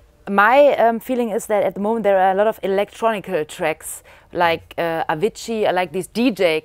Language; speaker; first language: English; non-native, fluent; German